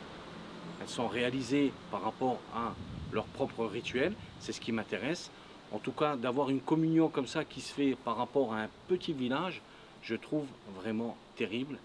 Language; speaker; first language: French; native; French